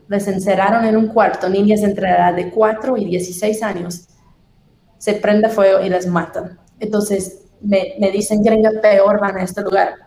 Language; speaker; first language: Spanish; non-native, fluent; English